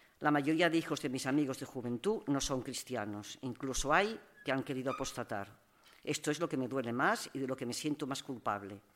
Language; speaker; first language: Spanish; non-native, local second language; Catalan